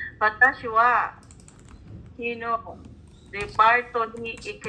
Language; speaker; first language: Japanese; non-native, learner; Cebuano